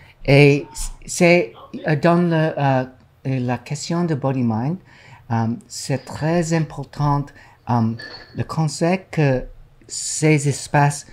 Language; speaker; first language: French; non-native, learner; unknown